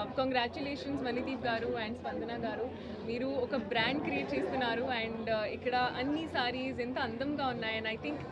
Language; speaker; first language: Telugu; non-native, learner; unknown